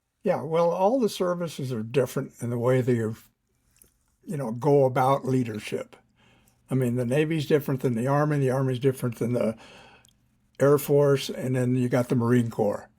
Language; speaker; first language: English; native; English